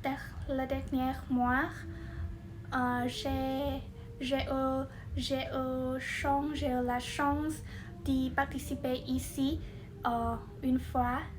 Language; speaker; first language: French; non-native, learner; Vietnamese